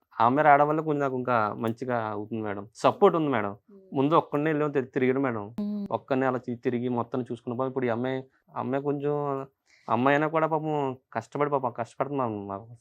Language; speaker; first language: Telugu; non-native, local second language; Urdu